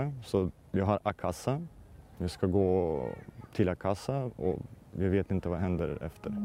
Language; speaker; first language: Swedish; non-native, learner; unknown